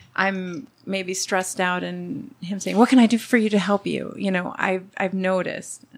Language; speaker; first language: English; early bilingual, other home language; Spanish